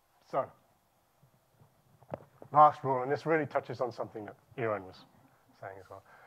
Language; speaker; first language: English; native; English